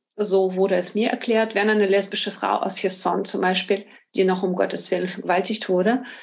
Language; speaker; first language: German; non-native, fluent; Ukrainian